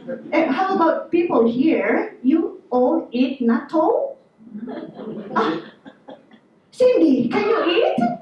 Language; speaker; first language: English; non-native, local second language; Filipino